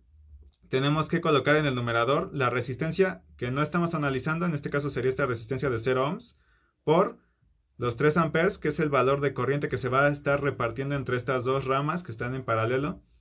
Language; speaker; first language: Spanish; native; Spanish